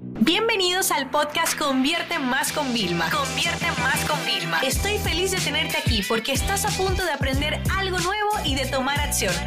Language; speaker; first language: Spanish; native; Spanish